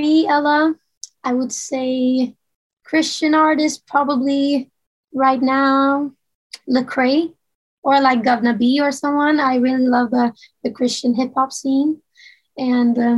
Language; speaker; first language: English; non-native, fluent; Swedish